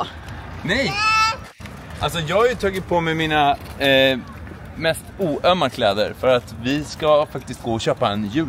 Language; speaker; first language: Swedish; native; Swedish